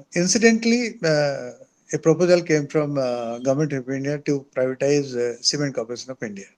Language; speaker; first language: English; non-native, local second language; Odia